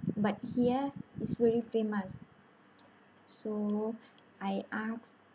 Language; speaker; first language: English; non-native, learner; Thai